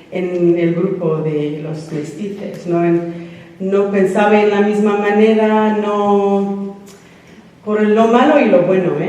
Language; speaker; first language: Spanish; non-native, fluent; English